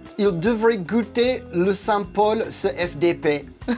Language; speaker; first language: French; non-native, fluent; English